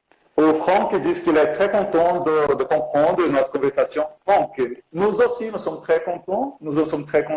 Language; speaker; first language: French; non-native, fluent; Portuguese